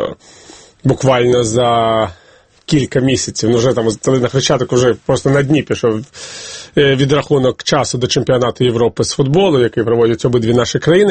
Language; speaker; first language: Ukrainian; native; Ukrainian